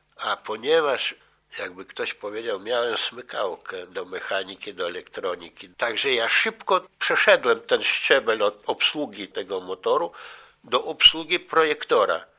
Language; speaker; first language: Polish; native; Polish